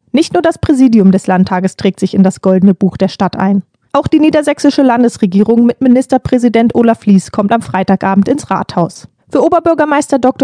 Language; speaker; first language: German; native; German